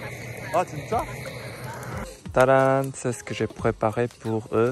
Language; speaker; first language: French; non-native, learner; Korean